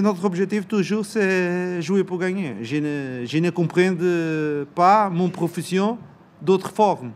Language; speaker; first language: French; non-native, learner; Portuguese